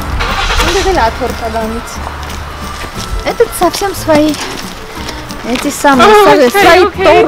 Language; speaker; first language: Russian; non-native, fluent; Armenian